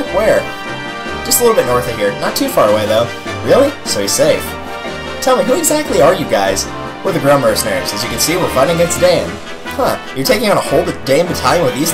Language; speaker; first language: English; native; English